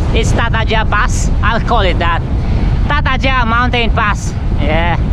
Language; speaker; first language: English; non-native, local second language; Filipino